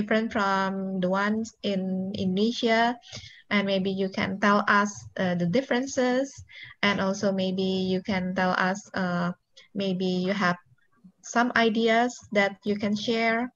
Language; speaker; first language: English; non-native, local second language; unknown